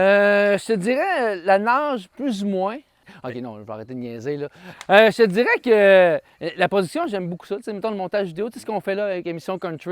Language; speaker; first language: French; native; French